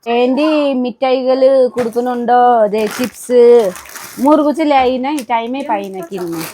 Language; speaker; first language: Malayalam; non-native, learner; Nepali